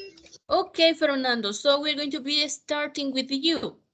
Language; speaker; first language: English; non-native, fluent; Spanish